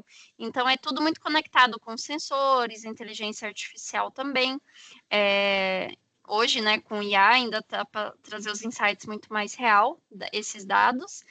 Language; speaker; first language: Portuguese; native; Portuguese